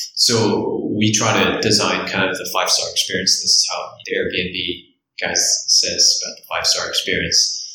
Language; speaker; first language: English; early bilingual, other home language; Korean